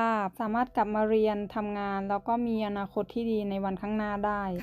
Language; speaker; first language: Thai; native; Thai